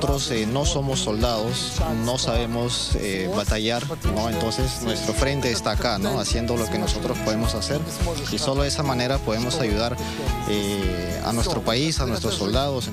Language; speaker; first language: Spanish; non-native, fluent; Ukrainian